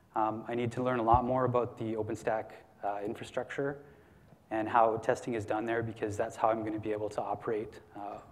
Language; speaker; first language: English; native; English